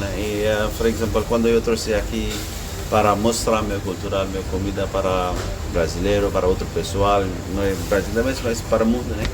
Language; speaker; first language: Portuguese; non-native, learner; Nepali